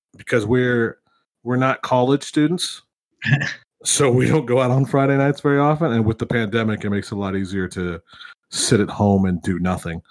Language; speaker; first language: English; native; English